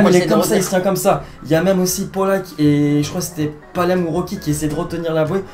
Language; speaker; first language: French; native; French